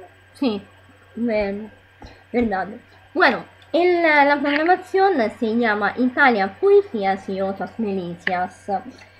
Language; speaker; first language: Spanish; non-native, learner; Italian